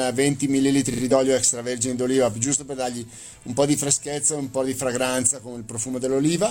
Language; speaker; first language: Italian; native; Italian